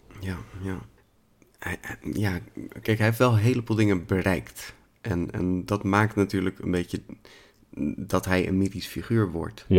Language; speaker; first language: Dutch; native; Dutch